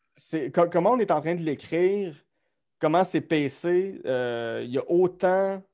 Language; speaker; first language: French; native; French